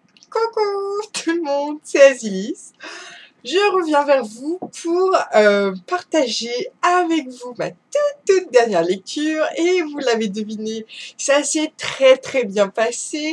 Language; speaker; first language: French; native; French